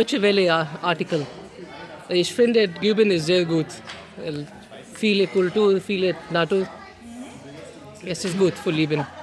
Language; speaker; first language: German; non-native, learner; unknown